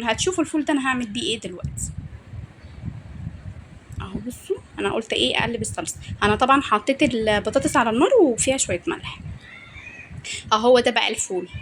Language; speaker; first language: Arabic; native; Arabic